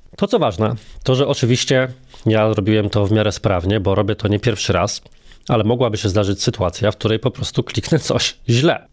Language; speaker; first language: Polish; native; Polish